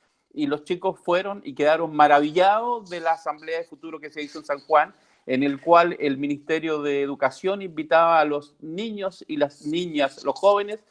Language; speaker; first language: Spanish; native; Spanish